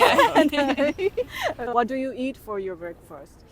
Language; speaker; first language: English; non-native, local second language; Japanese